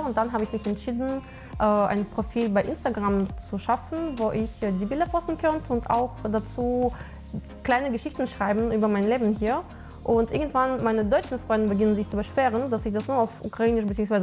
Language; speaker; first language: German; non-native, fluent; Ukrainian